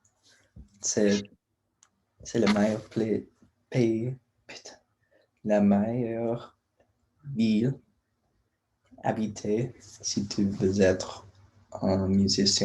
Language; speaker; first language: French; non-native, learner; English